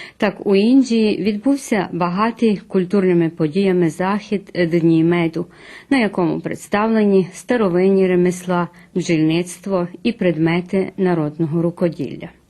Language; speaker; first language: Ukrainian; early bilingual, heritage; Ukrainian